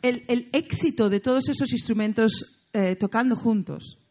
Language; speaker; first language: Spanish; native; Spanish